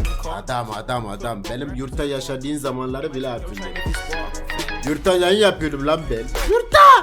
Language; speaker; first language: Turkish; non-native, fluent; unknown